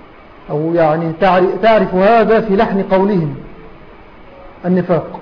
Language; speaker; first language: Arabic; native; Arabic